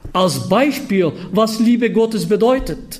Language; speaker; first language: German; non-native, fluent; Bulgarian